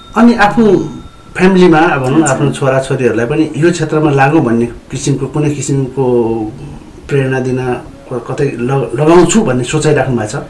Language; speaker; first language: Nepali; native; Nepali